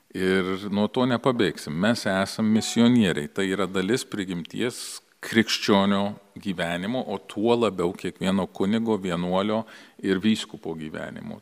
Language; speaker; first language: Lithuanian; early bilingual, heritage; Lithuanian